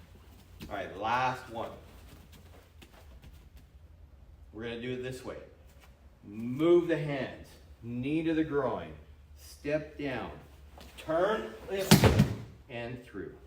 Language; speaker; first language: English; native; English